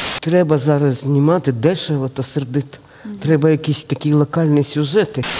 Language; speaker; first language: Ukrainian; non-native, local second language; Russian